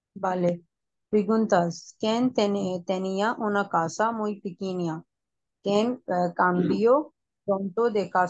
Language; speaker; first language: Spanish; non-native, learner; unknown